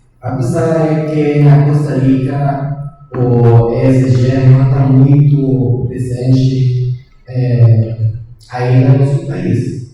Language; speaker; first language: Portuguese; non-native, learner; Spanish